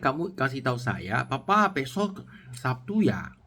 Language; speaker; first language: Indonesian; non-native, learner; Chinese